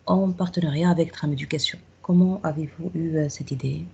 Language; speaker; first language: French; non-native, local second language; Arabic